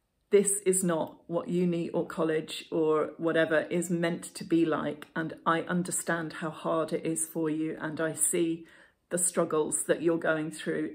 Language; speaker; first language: English; native; English